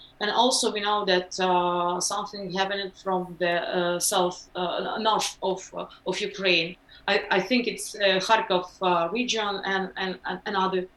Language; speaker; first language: English; non-native, learner; Ukrainian